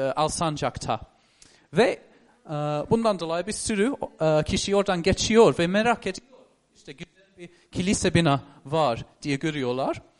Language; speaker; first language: Turkish; non-native, fluent; English